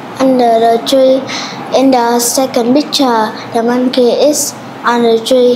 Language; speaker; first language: English; non-native, learner; Vietnamese